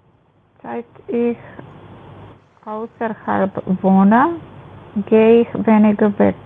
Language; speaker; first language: German; non-native, learner; Macedonian